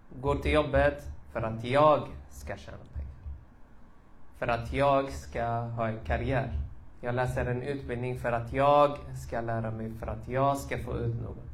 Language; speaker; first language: Swedish; early bilingual, other home language; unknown